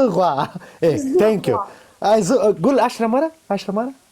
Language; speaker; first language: Arabic; non-native, learner; Pashto